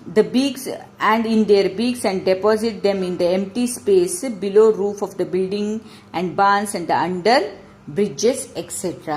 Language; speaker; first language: English; non-native, local second language; Kannada